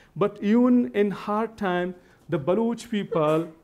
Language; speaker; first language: English; non-native, local second language; Baluchi